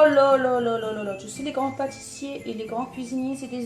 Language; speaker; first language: French; non-native, local second language; Arabic